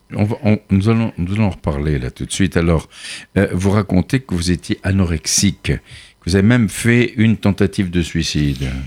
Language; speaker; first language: French; native; French